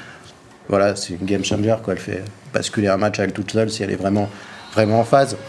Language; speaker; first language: French; native; French